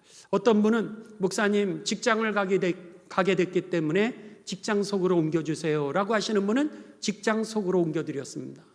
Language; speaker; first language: Korean; native; Korean